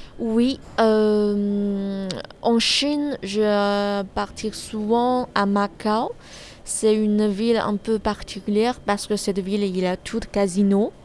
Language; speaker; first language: French; non-native, learner; Chinese